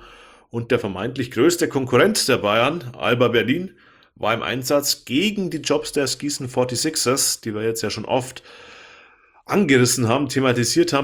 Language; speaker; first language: German; native; German